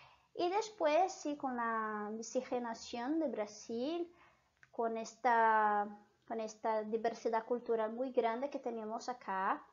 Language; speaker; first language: Spanish; non-native, fluent; Portuguese